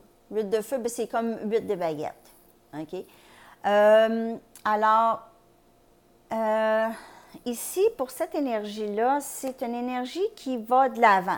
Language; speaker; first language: French; native; French